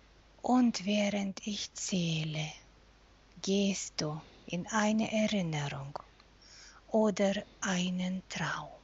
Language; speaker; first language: German; non-native, fluent; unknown